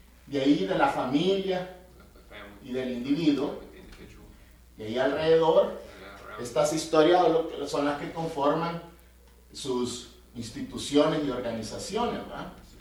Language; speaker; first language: Spanish; native; Spanish